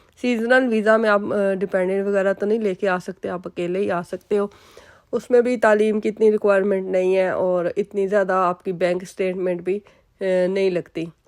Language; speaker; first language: Urdu; native; Urdu